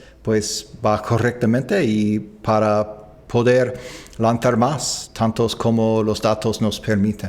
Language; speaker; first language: Spanish; non-native, fluent; English